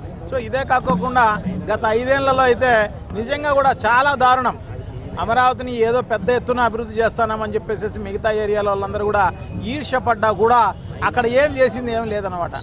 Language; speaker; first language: Telugu; native; Telugu